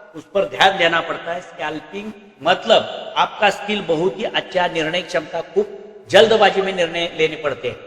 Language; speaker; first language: Hindi; non-native, local second language; Marathi